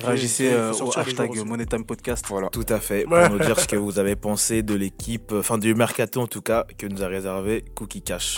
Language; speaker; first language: French; native; French